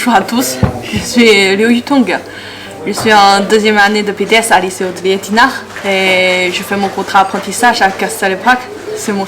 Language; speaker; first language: French; non-native, learner; Chinese